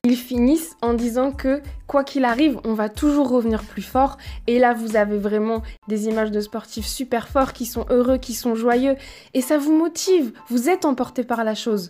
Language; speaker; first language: French; native; French